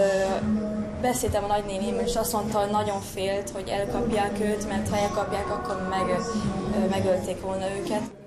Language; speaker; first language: Hungarian; early bilingual, heritage; English